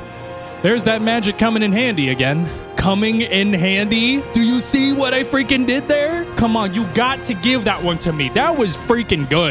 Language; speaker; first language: English; native; English